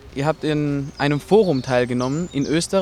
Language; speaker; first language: German; native; German